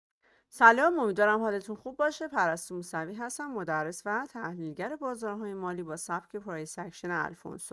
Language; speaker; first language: Persian; native; Persian